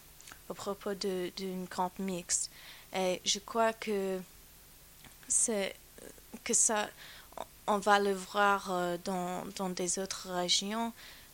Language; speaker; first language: French; non-native, fluent; English